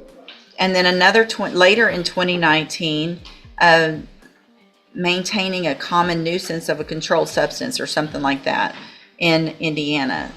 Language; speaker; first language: English; native; English